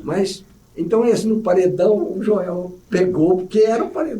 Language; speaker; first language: Portuguese; native; Portuguese